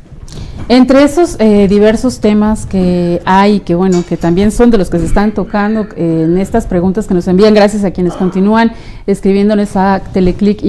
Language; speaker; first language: Spanish; native; Spanish